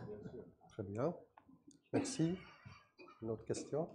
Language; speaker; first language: French; non-native, local second language; Arabic